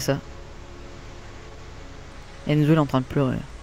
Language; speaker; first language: French; native; French